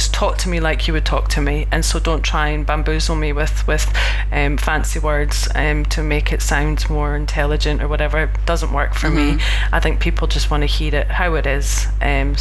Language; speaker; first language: English; native; English